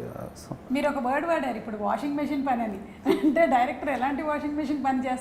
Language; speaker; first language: Telugu; native; Telugu